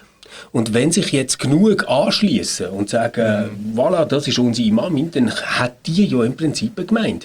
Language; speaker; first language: German; native; German